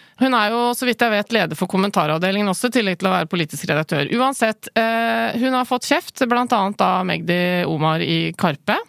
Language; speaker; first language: Norwegian; early bilingual, other home language; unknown